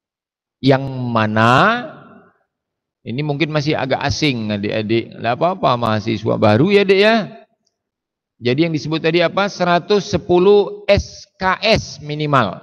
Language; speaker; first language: Indonesian; native; Indonesian